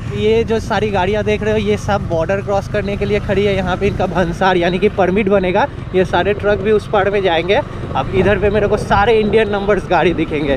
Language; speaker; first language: Hindi; native; Hindi